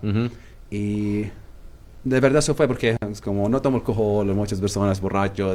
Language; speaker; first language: Spanish; non-native, learner; Arabic